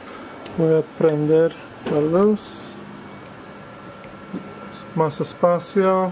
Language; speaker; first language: Spanish; non-native, fluent; English